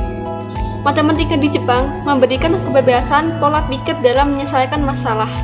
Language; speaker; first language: Indonesian; native; Indonesian